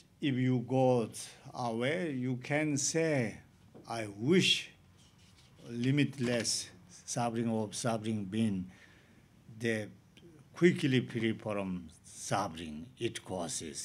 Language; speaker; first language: English; non-native, learner; Tibetan